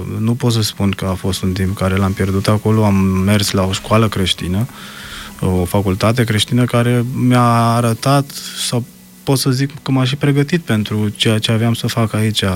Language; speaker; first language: Romanian; early bilingual, heritage; Romanian